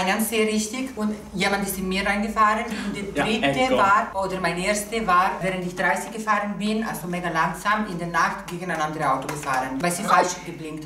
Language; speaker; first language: German; non-native, local second language; Italian